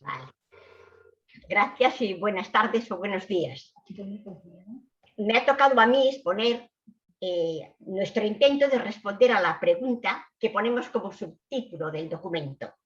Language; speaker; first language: Spanish; native; Spanish